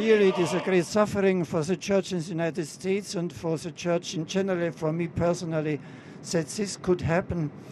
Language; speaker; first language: English; non-native, fluent; German